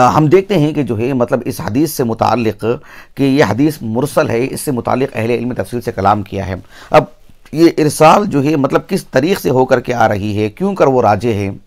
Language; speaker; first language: Urdu; native; Urdu